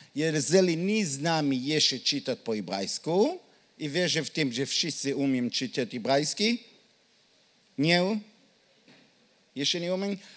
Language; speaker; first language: Polish; non-native, learner; Hebrew